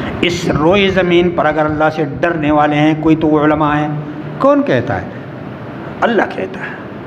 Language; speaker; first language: Urdu; non-native, local second language; Pashto